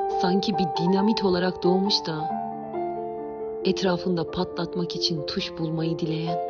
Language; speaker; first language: Turkish; native; Turkish